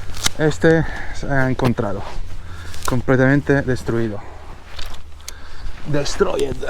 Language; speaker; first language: Spanish; non-native, fluent; Italian